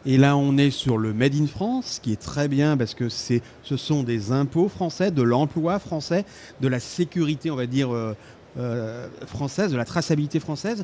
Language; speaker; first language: French; native; French